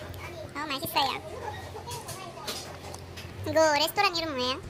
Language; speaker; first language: Korean; non-native, learner; Filipino